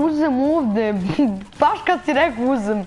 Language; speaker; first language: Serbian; early bilingual, heritage; Serbian